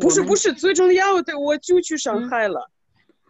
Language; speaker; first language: Chinese; non-native, fluent; Russian